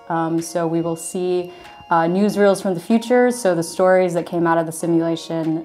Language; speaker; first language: English; native; English